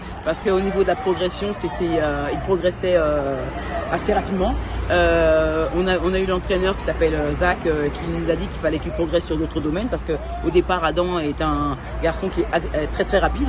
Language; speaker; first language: French; native; French